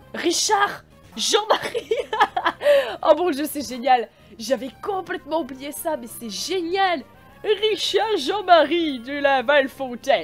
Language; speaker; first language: French; native; French